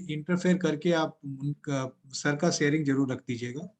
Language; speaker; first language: Hindi; non-native, local second language; Bangla